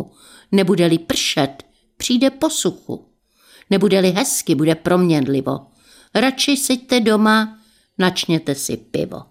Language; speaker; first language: Czech; native; Czech